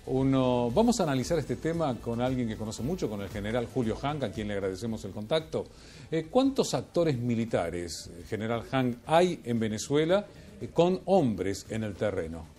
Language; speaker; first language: Spanish; native; Spanish